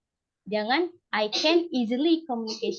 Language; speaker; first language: English; non-native, learner; Indonesian